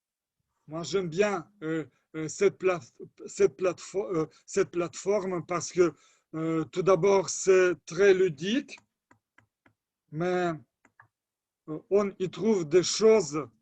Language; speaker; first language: French; non-native, fluent; Lithuanian